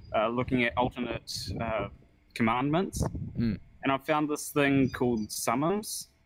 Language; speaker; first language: English; native; English